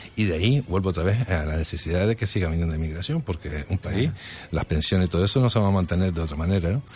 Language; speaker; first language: Spanish; early bilingual, other home language; French